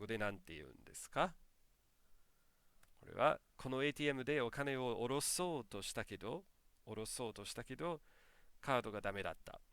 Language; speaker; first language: Japanese; non-native, fluent; English